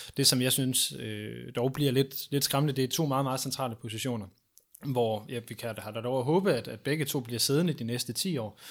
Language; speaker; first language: Danish; native; Danish